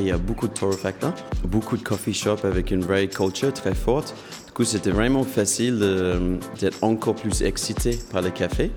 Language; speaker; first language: French; non-native, fluent; English